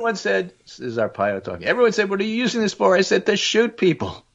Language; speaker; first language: English; native; English